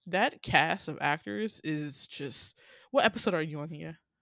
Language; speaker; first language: English; native; English